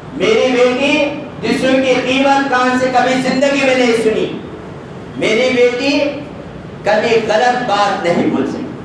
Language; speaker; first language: Urdu; native; Urdu